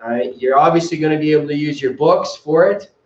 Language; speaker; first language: English; native; English